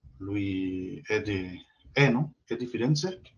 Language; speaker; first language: Italian; non-native, learner; Spanish